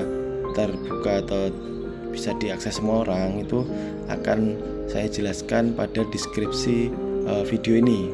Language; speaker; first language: Indonesian; native; Indonesian